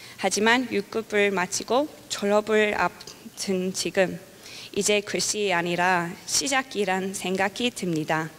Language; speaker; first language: Korean; non-native, fluent; English